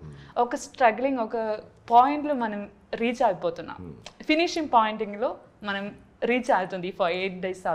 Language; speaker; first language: Telugu; non-native, learner; Malayalam